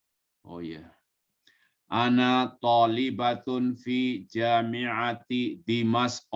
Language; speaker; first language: Arabic; non-native, learner; Indonesian